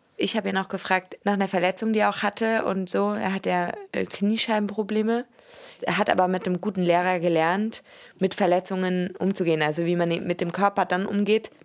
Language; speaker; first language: German; native; German